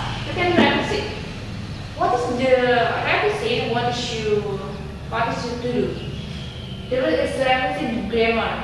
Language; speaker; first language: English; non-native, learner; Indonesian